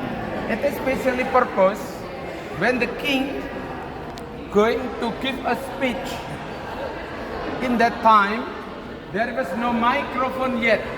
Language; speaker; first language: English; non-native, learner; Indonesian